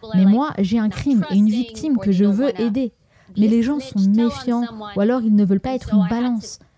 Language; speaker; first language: French; non-native, fluent; Greek